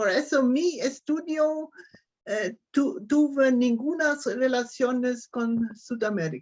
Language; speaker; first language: Spanish; non-native, learner; German